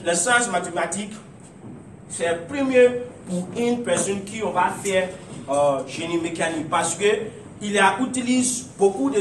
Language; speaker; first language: French; non-native, learner; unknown